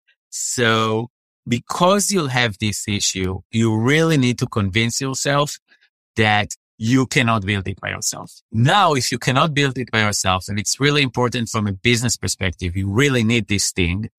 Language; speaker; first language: English; non-native, fluent; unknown